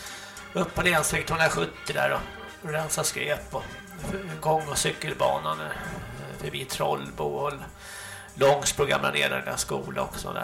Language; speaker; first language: Swedish; native; Swedish